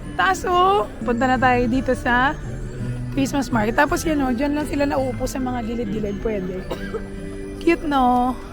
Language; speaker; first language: Filipino; native; Filipino